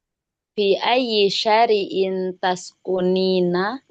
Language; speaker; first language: Arabic; non-native, learner; Indonesian